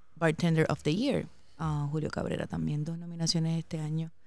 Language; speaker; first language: Spanish; native; Spanish